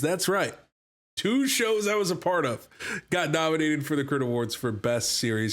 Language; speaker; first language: English; native; English